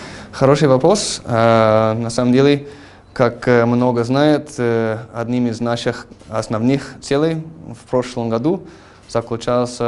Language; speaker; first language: Russian; non-native, fluent; English